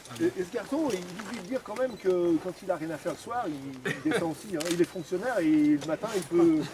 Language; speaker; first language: French; native; French